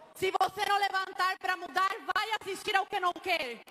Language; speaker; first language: Portuguese; early bilingual, other home language; Spanish